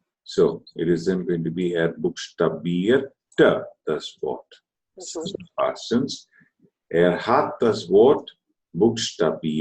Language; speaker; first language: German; non-native, fluent; Telugu